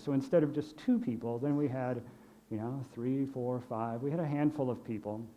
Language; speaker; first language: English; native; English